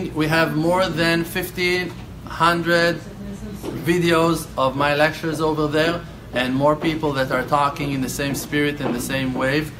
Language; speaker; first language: English; non-native, fluent; Hebrew